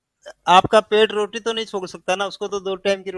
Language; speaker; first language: Hindi; native; Hindi